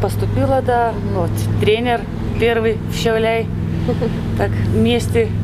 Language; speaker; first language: Russian; non-native, learner; Lithuanian